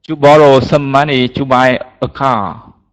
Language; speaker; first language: English; non-native, learner; Vietnamese